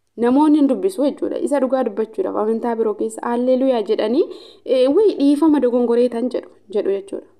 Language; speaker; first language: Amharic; non-native, local second language; Oromo